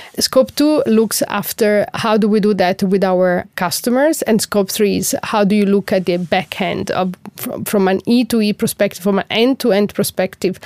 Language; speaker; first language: English; non-native, fluent; Italian